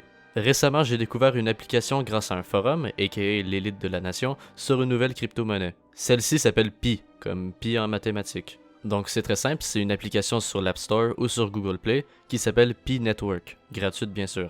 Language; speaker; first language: French; native; French